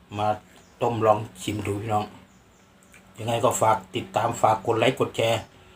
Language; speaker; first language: Thai; native; Thai